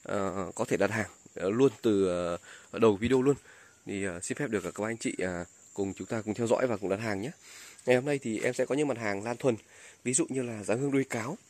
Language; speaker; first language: Vietnamese; native; Vietnamese